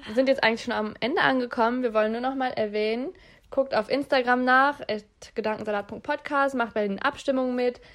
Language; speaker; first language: German; early bilingual, other home language; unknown